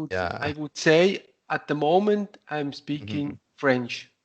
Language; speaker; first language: English; non-native, learner; Italian